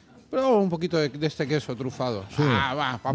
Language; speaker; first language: Spanish; native; Spanish